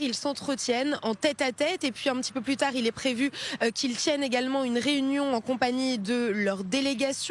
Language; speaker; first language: French; native; French